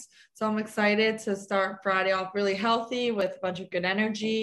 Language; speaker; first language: English; native; English